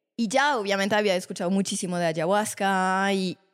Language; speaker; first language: Spanish; non-native, fluent; French